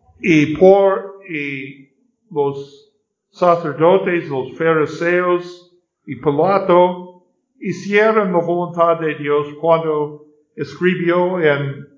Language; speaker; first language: Spanish; non-native, learner; English